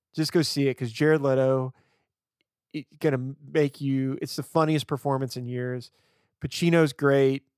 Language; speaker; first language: English; native; English